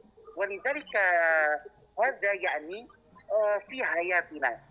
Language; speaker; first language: Arabic; non-native, learner; Indonesian